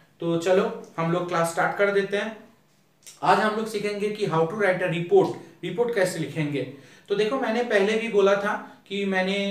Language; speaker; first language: Hindi; non-native, local second language; Bangla